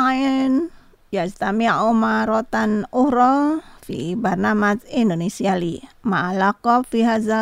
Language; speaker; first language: Arabic; non-native, fluent; Indonesian